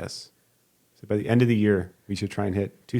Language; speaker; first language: English; native; English